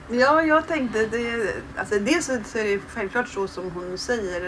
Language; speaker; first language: Swedish; native; Swedish